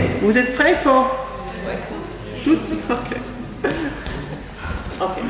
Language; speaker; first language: French; non-native, learner; English